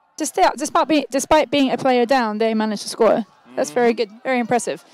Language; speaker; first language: English; native; English